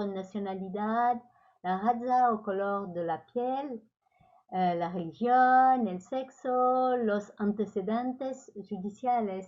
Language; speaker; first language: Spanish; non-native, learner; French